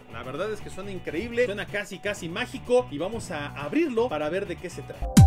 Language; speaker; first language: Spanish; native; Spanish